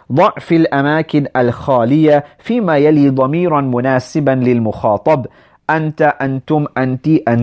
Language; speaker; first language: Arabic; non-native, fluent; English